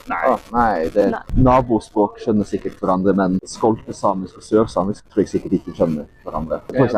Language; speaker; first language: Norwegian; native; Norwegian